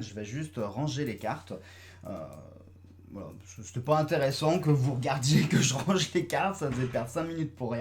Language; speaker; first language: French; native; French